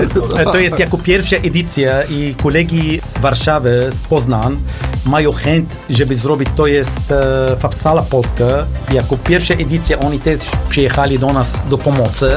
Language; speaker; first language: Polish; non-native, learner; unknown